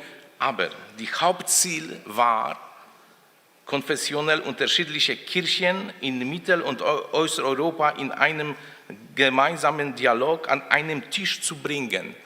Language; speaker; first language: German; non-native, fluent; Polish